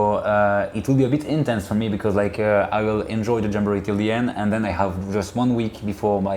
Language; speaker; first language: English; non-native, fluent; French